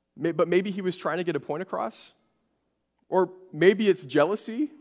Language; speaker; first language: English; native; English